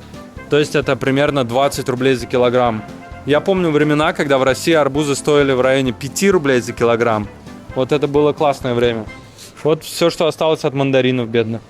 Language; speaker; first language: Russian; native; Russian